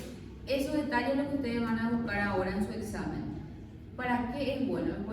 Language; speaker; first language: Spanish; native; Spanish